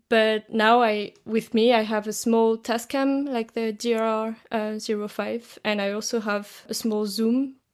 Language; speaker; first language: English; non-native, fluent; French